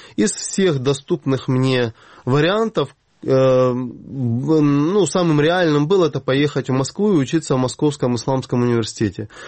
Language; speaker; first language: Russian; native; Russian